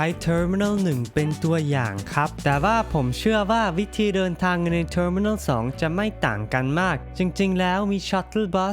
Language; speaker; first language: Thai; non-native, fluent; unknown